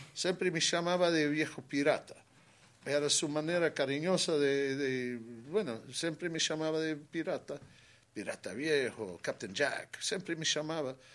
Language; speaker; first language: Spanish; non-native, fluent; English